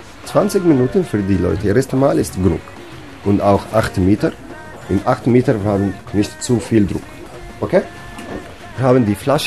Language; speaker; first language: German; non-native, learner; Arabic